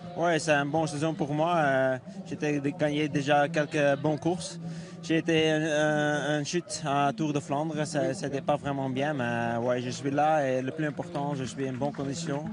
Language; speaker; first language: French; non-native, learner; Dutch